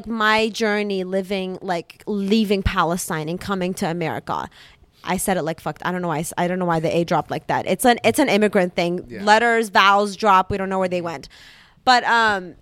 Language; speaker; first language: English; early bilingual, other home language; Arabic